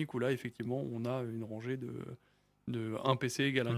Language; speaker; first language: French; native; French